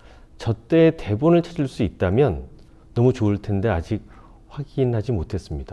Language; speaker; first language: Korean; native; Korean